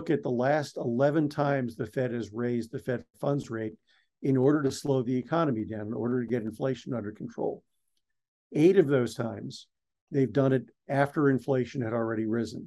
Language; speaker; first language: English; native; English